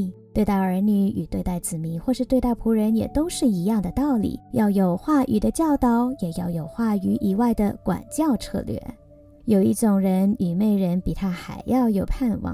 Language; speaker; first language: Chinese; native; Chinese